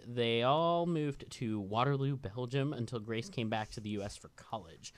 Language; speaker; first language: English; native; English